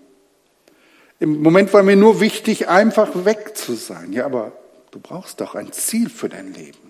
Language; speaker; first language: German; native; German